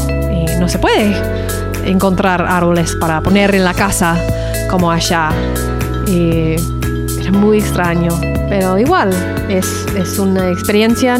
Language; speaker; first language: Spanish; non-native, learner; English